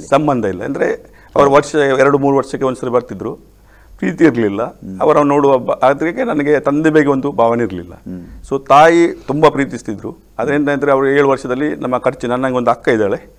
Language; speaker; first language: Kannada; non-native, local second language; Konkani